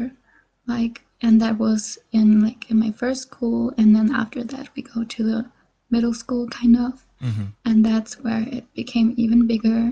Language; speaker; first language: English; non-native, fluent; German